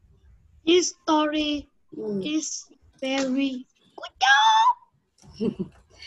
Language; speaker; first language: English; non-native, learner; Vietnamese